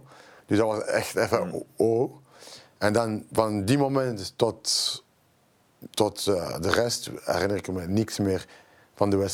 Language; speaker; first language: Dutch; non-native, local second language; French